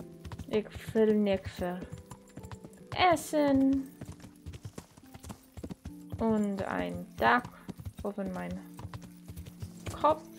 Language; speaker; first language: German; non-native, learner; Dutch